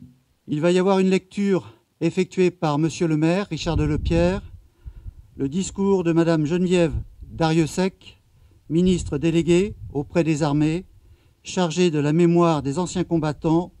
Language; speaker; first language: French; native; French